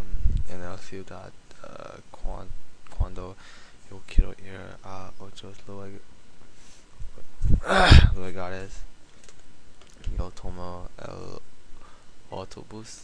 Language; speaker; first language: Spanish; non-native, learner; English